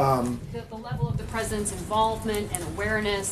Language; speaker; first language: English; native; English